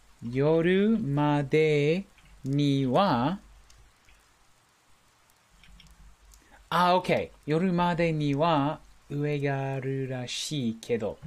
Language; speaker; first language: Japanese; non-native, learner; English